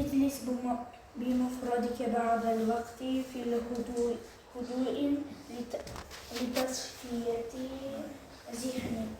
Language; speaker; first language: Arabic; non-native, learner; Uzbek